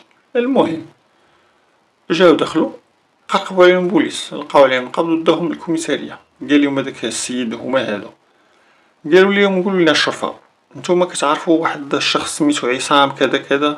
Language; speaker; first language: Arabic; native; Arabic